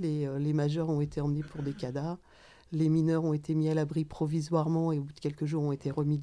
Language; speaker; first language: French; native; French